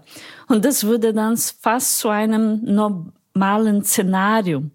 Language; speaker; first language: German; non-native, fluent; Portuguese